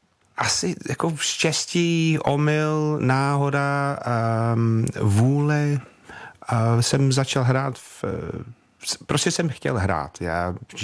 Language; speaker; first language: Czech; non-native, fluent; English